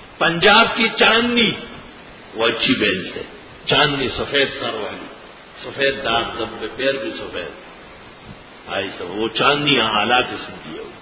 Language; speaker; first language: Urdu; non-native, local second language; Pashto